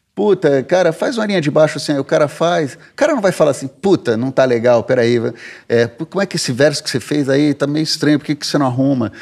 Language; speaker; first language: Portuguese; early bilingual, heritage; Portuguese